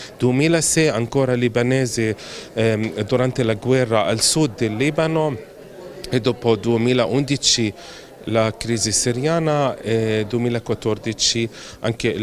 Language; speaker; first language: Italian; non-native, fluent; Arabic